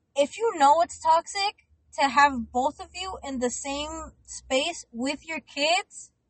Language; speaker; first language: English; early bilingual, other home language; Spanish